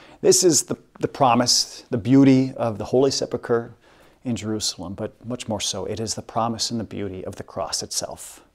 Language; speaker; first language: English; native; English